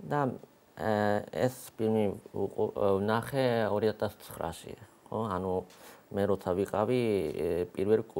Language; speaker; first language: Georgian; non-native, fluent; Japanese